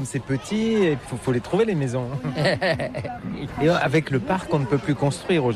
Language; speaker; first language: French; native; French